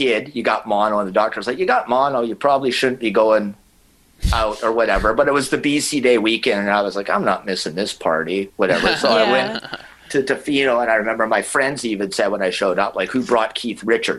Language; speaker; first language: English; native; English